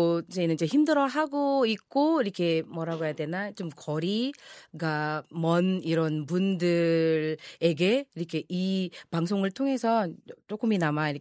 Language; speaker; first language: Korean; non-native, fluent; Filipino